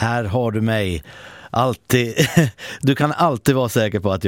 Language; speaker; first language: Swedish; native; Swedish